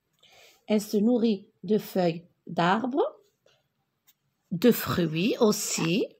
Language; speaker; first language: French; non-native, local second language; Arabic